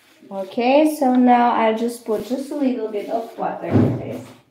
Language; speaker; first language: English; non-native, local second language; Filipino